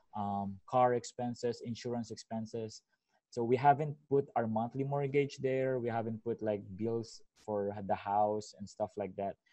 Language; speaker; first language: English; non-native, local second language; Filipino